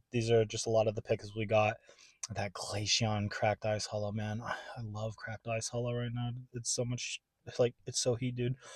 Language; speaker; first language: English; native; English